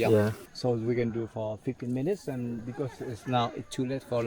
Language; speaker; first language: English; non-native, learner; Vietnamese